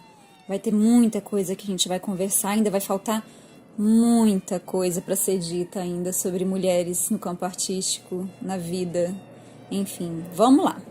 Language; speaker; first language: Portuguese; native; Portuguese